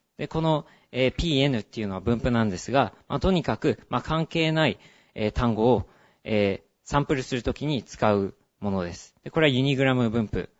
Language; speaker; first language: Japanese; early bilingual, heritage; Japanese